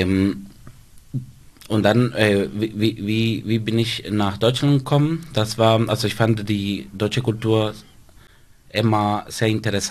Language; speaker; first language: German; non-native, fluent; Spanish